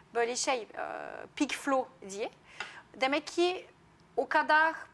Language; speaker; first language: Turkish; non-native, fluent; French